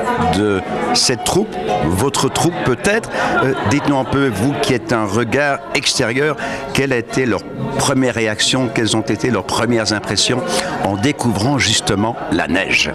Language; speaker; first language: French; native; French